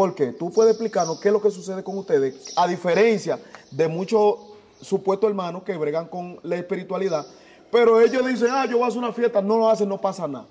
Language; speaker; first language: Spanish; native; Spanish